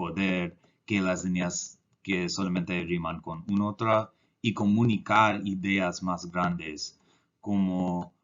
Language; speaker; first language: Spanish; non-native, learner; English